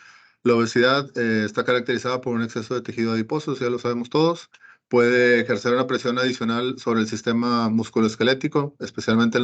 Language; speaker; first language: Spanish; native; Spanish